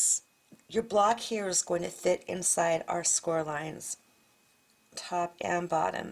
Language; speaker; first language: English; native; English